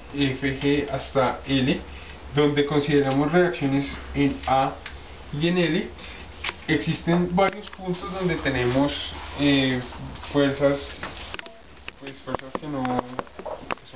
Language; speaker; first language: Spanish; native; Spanish